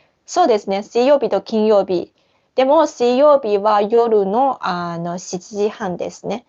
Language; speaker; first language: Japanese; non-native, fluent; Chinese